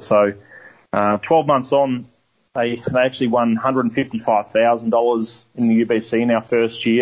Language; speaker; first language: English; native; English